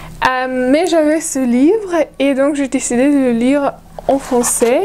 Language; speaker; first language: French; non-native, fluent; Russian